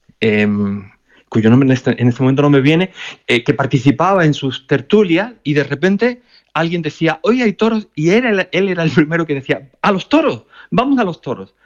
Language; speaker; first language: Spanish; native; Spanish